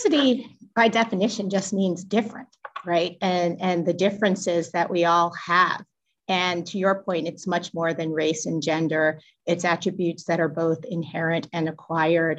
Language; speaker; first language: English; native; English